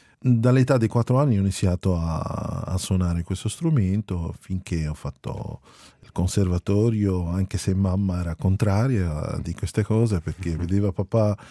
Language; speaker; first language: Italian; non-native, fluent; Arabic